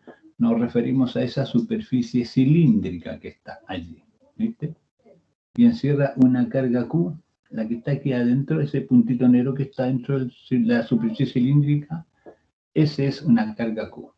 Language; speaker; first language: Spanish; native; Spanish